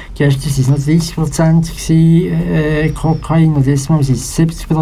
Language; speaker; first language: German; native; German